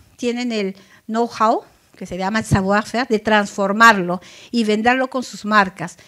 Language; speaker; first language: Spanish; native; Spanish